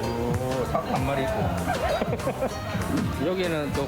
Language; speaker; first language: Korean; native; Korean